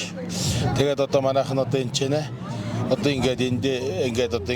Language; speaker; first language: Mongolian; non-native, local second language; Kazakh